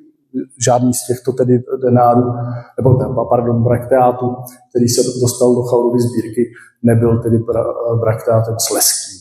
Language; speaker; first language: Czech; native; Czech